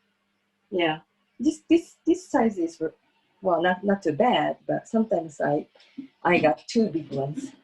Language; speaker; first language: English; non-native, fluent; Japanese